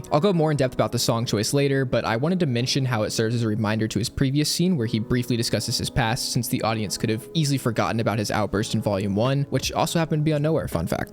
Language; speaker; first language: English; native; English